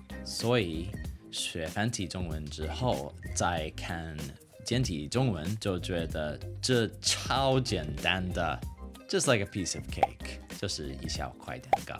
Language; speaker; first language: Chinese; non-native, fluent; English